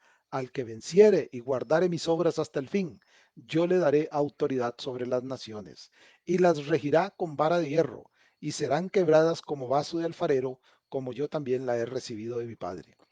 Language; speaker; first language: Spanish; native; Spanish